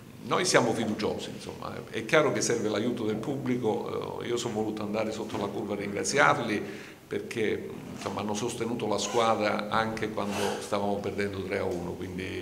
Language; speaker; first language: Italian; native; Italian